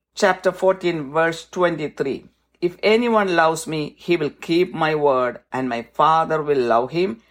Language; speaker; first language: English; non-native, local second language; Malayalam